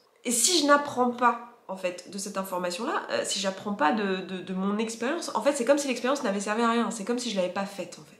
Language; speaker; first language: French; native; French